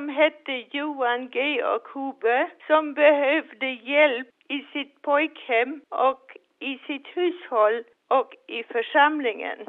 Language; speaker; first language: Swedish; non-native, fluent; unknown